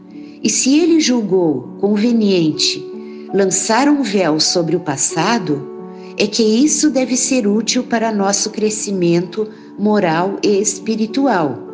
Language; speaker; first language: Portuguese; native; Portuguese